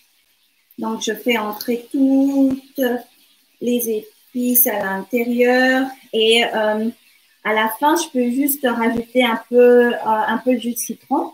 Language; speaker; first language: French; non-native, local second language; Lingala